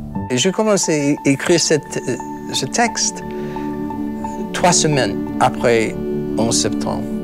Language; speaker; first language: French; non-native, learner; English